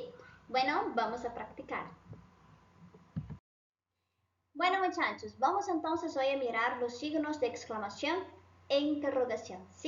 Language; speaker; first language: Spanish; non-native, fluent; Portuguese